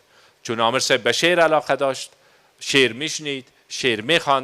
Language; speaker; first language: Persian; native; Persian